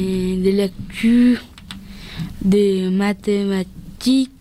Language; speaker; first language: French; early bilingual, other home language; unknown